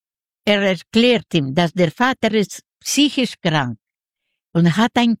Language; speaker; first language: German; non-native, learner; Yiddish